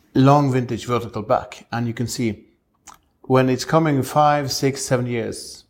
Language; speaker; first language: English; non-native, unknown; Norwegian